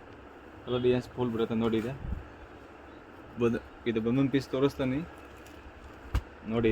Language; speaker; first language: Kannada; non-native, local second language; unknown